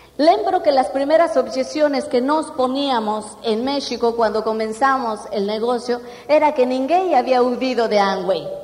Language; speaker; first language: Spanish; non-native, fluent; Portuguese